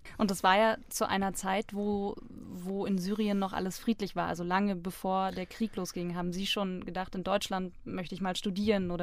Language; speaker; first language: German; native; German